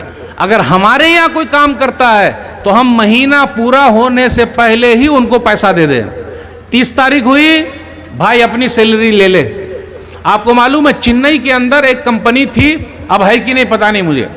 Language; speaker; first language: Hindi; native; Hindi